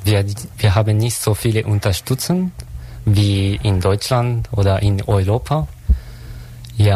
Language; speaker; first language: German; non-native, learner; Japanese